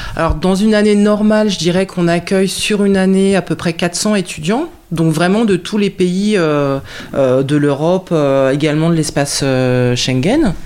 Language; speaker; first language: French; native; French